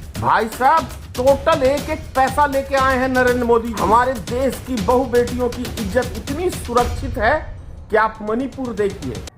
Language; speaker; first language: Hindi; native; Hindi